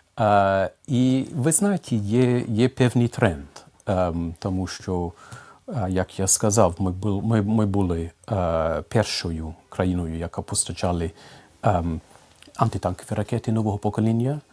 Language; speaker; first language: Ukrainian; non-native, fluent; English